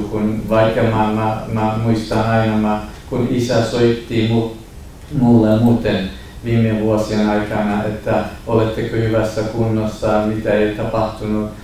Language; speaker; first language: Finnish; non-native, fluent; Kurdish